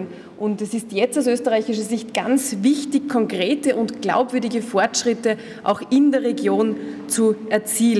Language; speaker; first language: German; native; German